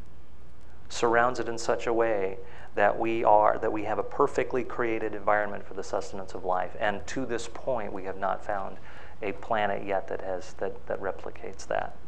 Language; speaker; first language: English; native; English